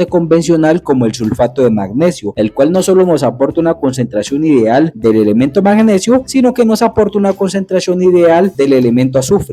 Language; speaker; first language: Spanish; native; Spanish